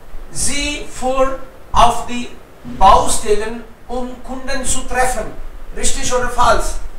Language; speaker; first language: German; non-native, fluent; Hindi